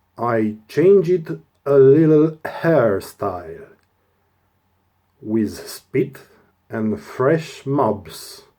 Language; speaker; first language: English; non-native, learner; Romanian